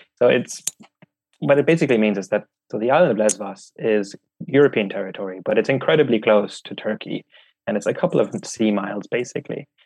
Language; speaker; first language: English; native; English